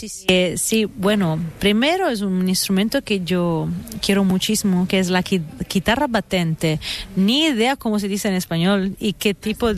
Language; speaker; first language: Spanish; non-native, fluent; Italian